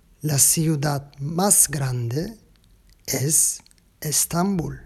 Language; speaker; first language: Spanish; non-native, learner; Turkish